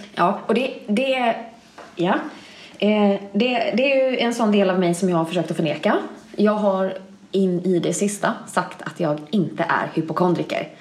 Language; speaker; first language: Swedish; native; Swedish